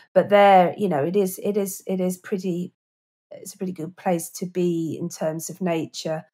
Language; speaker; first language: English; native; English